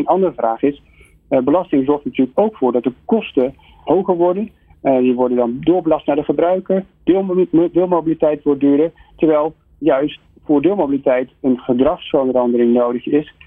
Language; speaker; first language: Dutch; native; Dutch